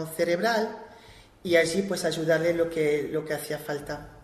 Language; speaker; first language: Spanish; non-native, fluent; French